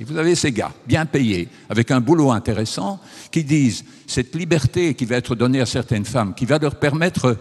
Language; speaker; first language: French; native; French